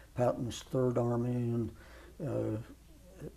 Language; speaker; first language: English; native; English